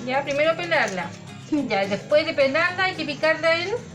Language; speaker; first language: Spanish; native; Spanish